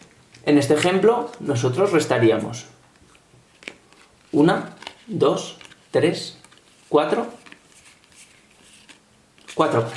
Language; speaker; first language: Spanish; native; Spanish